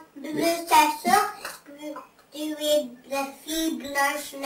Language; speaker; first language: French; non-native, learner; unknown